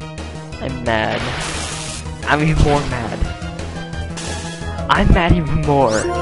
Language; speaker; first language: English; native; English